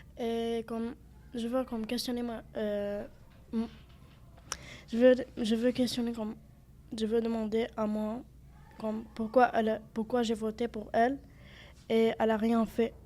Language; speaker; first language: French; non-native, learner; Arabic